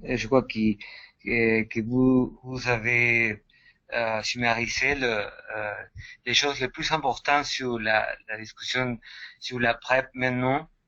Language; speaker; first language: French; non-native, fluent; Spanish